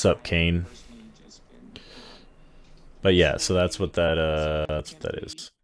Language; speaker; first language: English; native; English